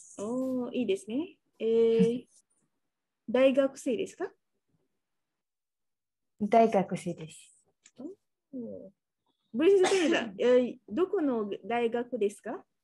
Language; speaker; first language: Japanese; non-native, fluent; Malay